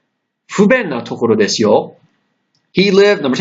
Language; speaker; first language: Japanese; non-native, fluent; English